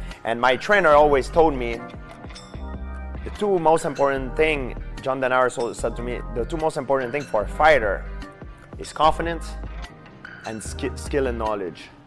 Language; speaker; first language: English; non-native, local second language; French